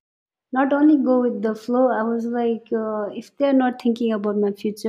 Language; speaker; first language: English; non-native, local second language; Nepali